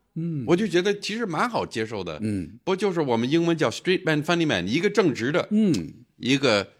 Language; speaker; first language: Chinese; non-native, fluent; English